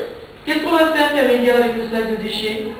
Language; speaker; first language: French; native; French